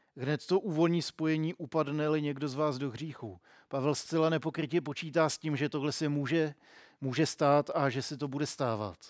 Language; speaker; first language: Czech; native; Czech